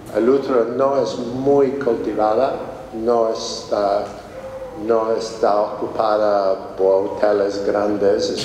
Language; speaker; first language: Spanish; non-native, fluent; English